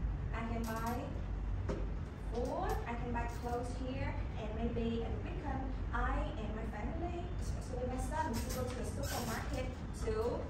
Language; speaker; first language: English; non-native, learner; Vietnamese